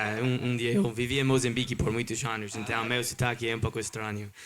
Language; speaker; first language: Portuguese; non-native, learner; English